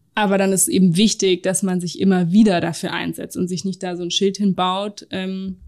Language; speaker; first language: German; native; German